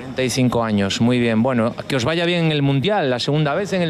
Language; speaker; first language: Spanish; native; Spanish